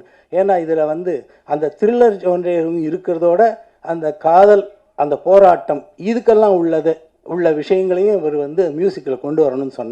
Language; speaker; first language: Tamil; native; Tamil